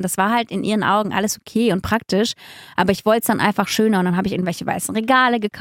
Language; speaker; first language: German; early bilingual, other home language; Russian